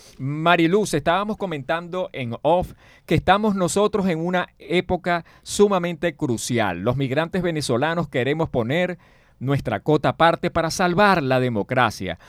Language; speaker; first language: Spanish; native; Spanish